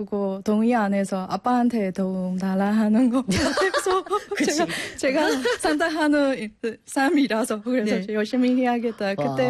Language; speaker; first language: Korean; non-native, learner; Burmese